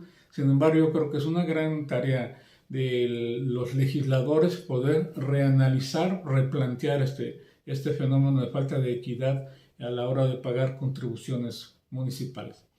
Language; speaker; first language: Spanish; native; Spanish